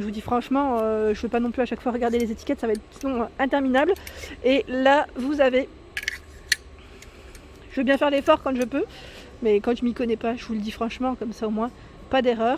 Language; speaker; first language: French; native; French